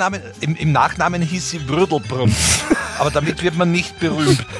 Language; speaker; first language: German; native; German